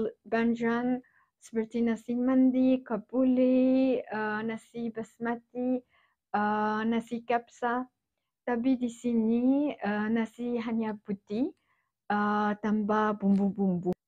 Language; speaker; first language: Indonesian; non-native, fluent; Arabic